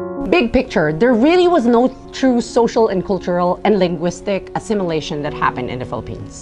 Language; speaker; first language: English; non-native, local second language; Filipino